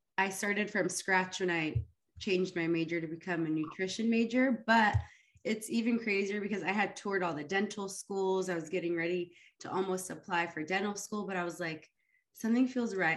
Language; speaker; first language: English; early bilingual, other home language; Arabic